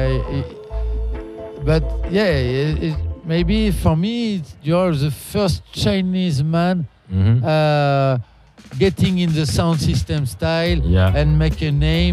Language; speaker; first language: English; non-native, learner; French